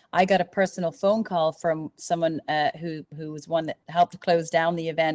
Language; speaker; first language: English; native; English